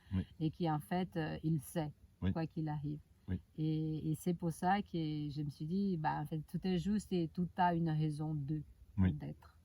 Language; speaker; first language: French; native; French